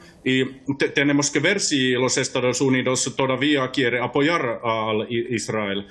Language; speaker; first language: Spanish; non-native, fluent; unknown